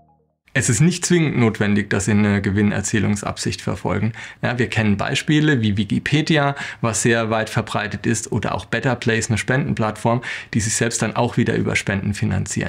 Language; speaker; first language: German; native; German